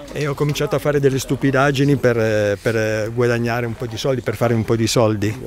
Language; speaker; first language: Italian; native; Italian